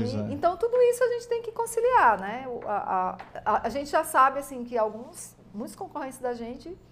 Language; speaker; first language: Portuguese; native; Portuguese